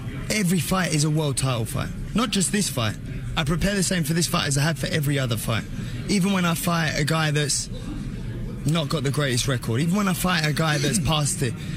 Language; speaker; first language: English; early bilingual, other home language; Spanish